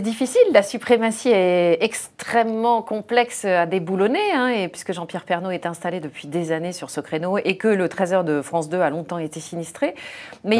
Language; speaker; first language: French; native; French